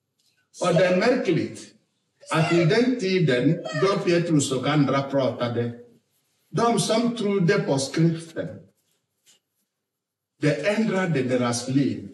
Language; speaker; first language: Swedish; non-native, fluent; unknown